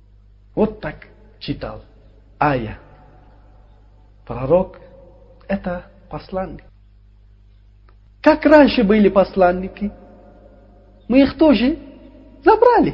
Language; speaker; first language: Russian; non-native, learner; Uzbek